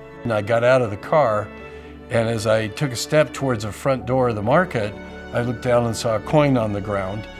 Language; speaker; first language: English; native; English